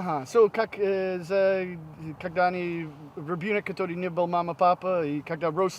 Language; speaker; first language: Russian; non-native, learner; English